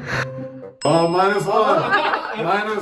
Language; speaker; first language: Japanese; non-native, learner; English